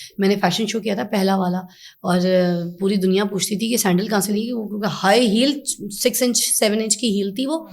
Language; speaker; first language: Urdu; native; Urdu